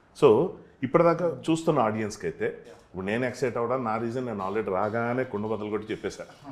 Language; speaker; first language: Telugu; native; Telugu